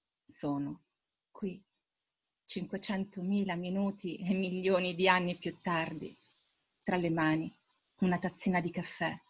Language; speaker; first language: Italian; native; Italian